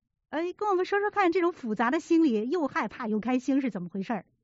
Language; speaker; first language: Chinese; native; Chinese